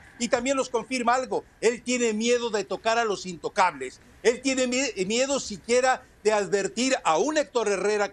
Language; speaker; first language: Spanish; native; Spanish